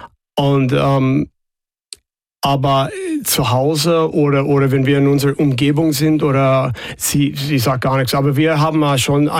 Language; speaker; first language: German; non-native, fluent; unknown